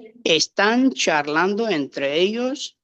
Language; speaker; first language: Spanish; non-native, learner; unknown